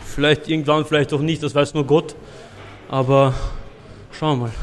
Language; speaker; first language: German; native; German